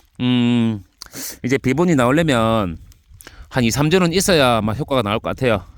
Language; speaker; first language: Korean; native; Korean